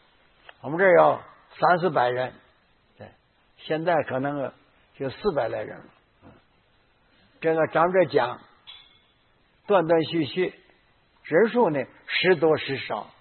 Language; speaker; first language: Chinese; native; Chinese